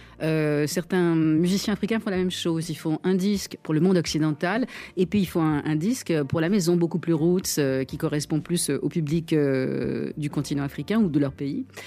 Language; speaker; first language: French; native; French